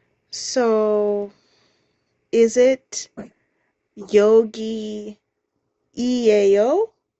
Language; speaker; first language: English; native; English